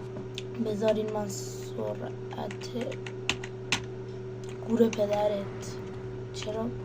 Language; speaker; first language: Persian; native; Persian